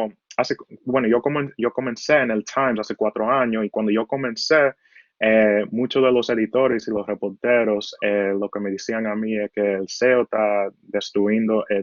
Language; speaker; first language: Spanish; early bilingual, heritage; Spanish